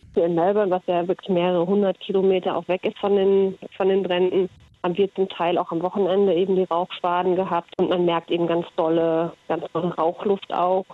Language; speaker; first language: German; early bilingual, heritage; German